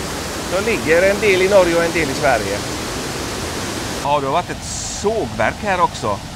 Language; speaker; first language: Swedish; native; Swedish